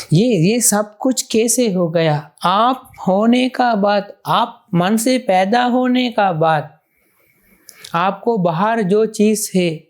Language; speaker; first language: Hindi; non-native, fluent; Sinhala